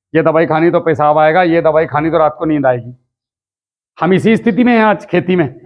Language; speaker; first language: Hindi; native; Hindi